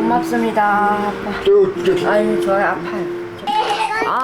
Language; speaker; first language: Korean; non-native, learner; Vietnamese